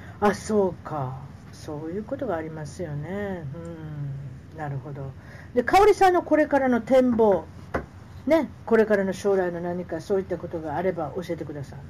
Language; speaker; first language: Japanese; native; Japanese